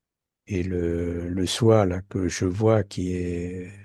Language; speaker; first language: French; native; French